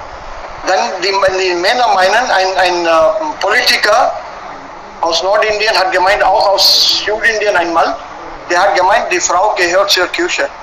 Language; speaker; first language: German; non-native, fluent; Hindi